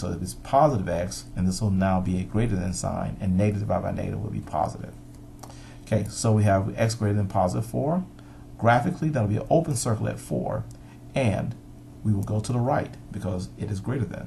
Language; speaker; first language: English; native; English